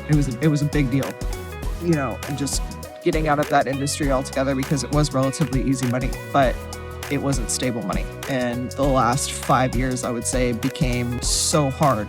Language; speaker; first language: English; native; English